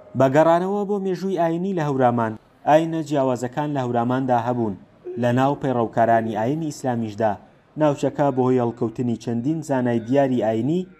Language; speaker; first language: Central Kurdish; non-native, local second language; Gurani